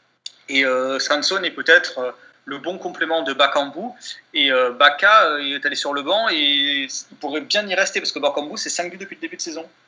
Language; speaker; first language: French; native; French